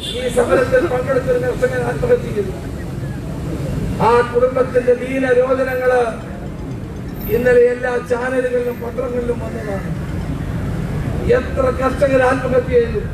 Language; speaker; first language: Malayalam; native; Malayalam